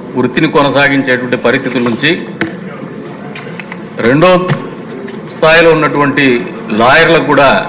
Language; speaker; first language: Telugu; native; Telugu